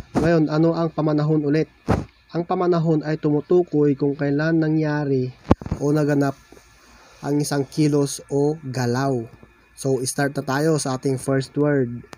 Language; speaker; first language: Filipino; non-native, local second language; Iloko